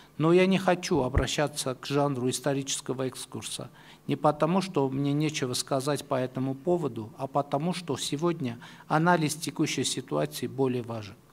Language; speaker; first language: Russian; non-native, local second language; Armenian